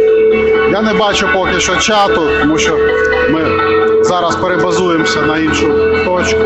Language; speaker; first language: Ukrainian; native; Ukrainian